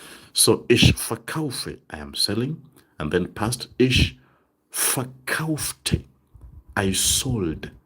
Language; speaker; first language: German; non-native, fluent; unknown